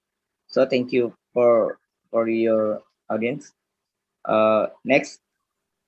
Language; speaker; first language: English; non-native, learner; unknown